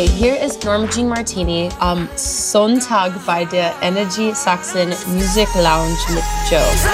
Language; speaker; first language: German; non-native, learner; English